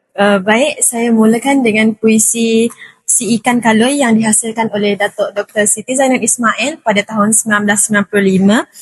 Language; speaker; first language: Malay; native; Malay